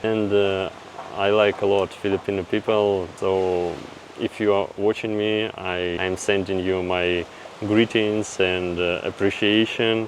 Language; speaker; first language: English; non-native, fluent; Russian